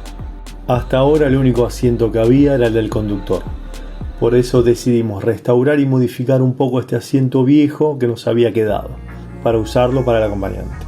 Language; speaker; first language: Spanish; native; Spanish